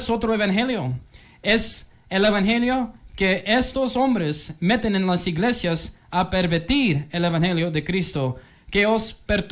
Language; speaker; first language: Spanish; early bilingual, heritage; English